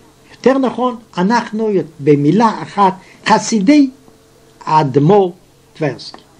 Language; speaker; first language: Hebrew; non-native, fluent; Yiddish